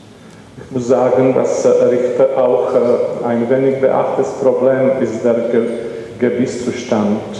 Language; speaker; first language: German; non-native, learner; Czech